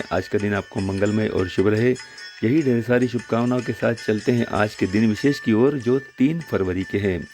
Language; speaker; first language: Hindi; non-native, local second language; Marathi